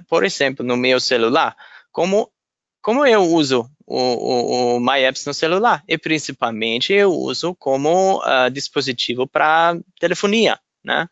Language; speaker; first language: Portuguese; non-native, fluent; German